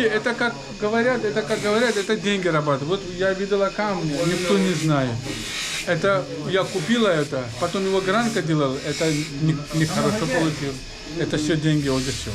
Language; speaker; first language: Russian; non-native, learner; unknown